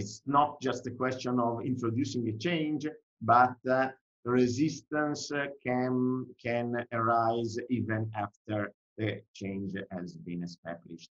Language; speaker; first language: English; non-native, fluent; Italian